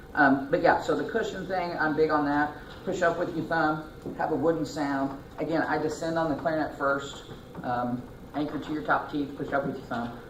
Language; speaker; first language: English; native; English